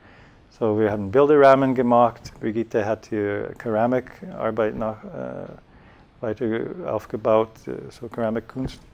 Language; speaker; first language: German; non-native, fluent; English